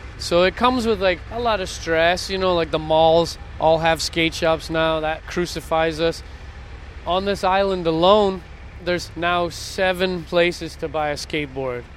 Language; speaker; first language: English; native; English